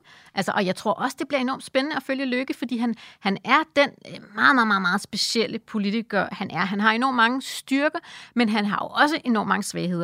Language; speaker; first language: Danish; native; Danish